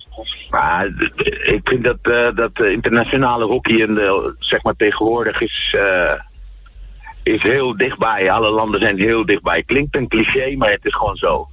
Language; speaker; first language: Dutch; non-native, fluent; Spanish